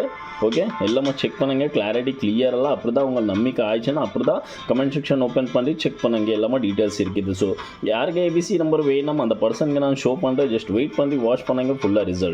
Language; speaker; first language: Tamil; non-native, learner; Kannada